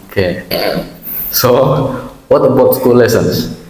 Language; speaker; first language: English; non-native, learner; Indonesian